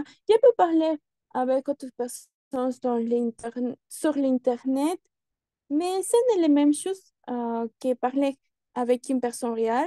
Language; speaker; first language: French; non-native, learner; Spanish